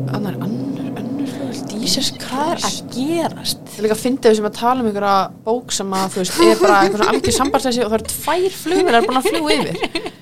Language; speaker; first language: Icelandic; early bilingual, heritage; Icelandic